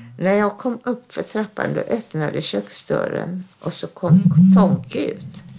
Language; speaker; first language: Swedish; early bilingual, other home language; German